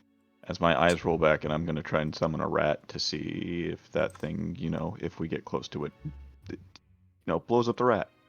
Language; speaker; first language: English; native; English